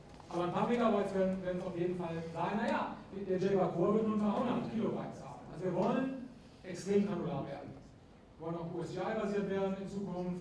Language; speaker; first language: German; native; German